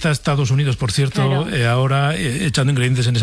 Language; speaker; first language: Spanish; native; Spanish